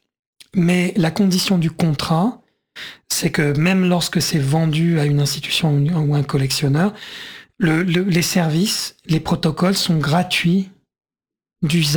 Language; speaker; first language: French; native; French